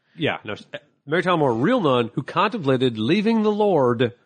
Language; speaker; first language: English; native; English